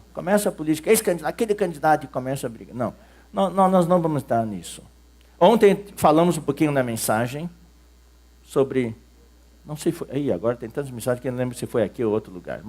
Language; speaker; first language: Portuguese; early bilingual, other home language; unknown